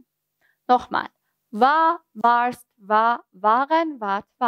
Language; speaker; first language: German; non-native, fluent; Persian